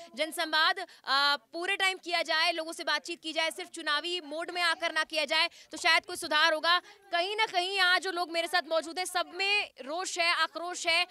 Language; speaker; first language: Hindi; native; Hindi